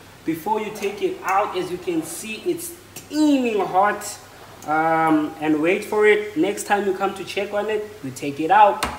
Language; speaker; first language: English; non-native, local second language; Xhosa